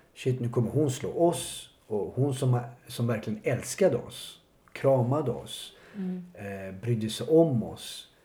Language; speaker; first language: Swedish; native; Swedish